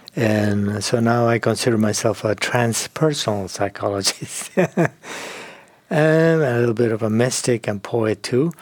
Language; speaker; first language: English; non-native, fluent; Spanish